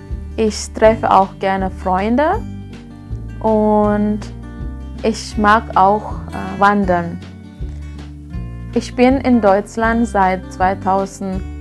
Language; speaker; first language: German; non-native, learner; Indonesian